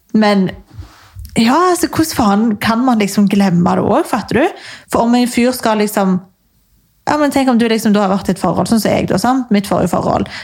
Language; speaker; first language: Norwegian; native; Norwegian